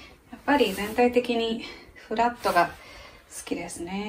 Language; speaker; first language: Japanese; early bilingual, heritage; Japanese